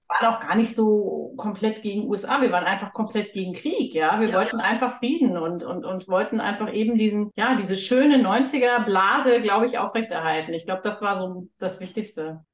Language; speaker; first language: German; native; German